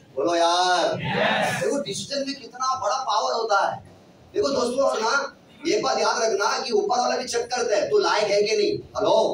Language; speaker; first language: Hindi; non-native, local second language; Kannada